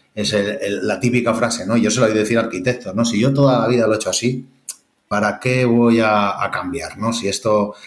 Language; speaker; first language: Spanish; native; Spanish